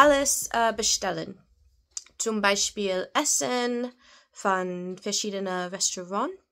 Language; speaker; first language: German; non-native, learner; English